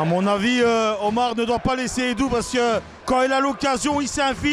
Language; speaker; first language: French; native; French